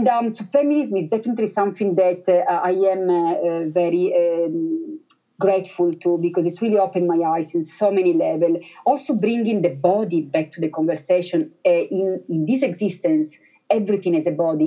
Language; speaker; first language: English; non-native, fluent; Italian